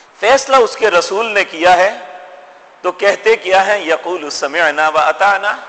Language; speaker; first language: Urdu; non-native, local second language; Punjabi